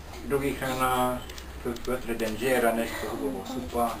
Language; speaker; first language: Bulgarian; non-native, learner; Finnish